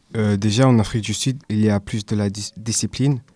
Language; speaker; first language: French; early bilingual, other home language; English